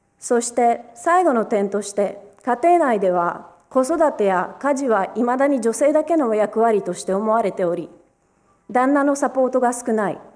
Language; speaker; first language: Japanese; early bilingual, other home language; Romanian